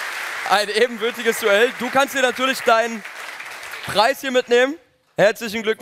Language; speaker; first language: German; native; German